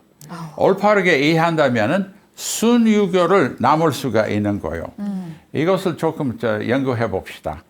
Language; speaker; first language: Korean; non-native, fluent; English